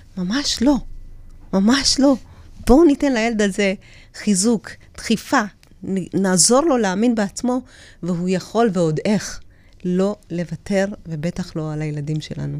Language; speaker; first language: Hebrew; early bilingual, other home language; Amharic